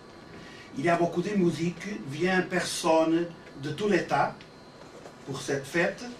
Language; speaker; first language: French; non-native, learner; Portuguese